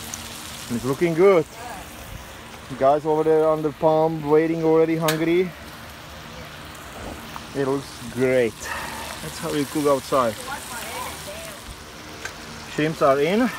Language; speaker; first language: English; non-native, fluent; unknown